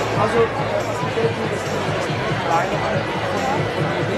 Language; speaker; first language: German; non-native, learner; English